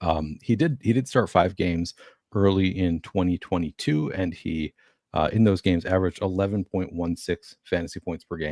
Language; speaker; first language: English; native; English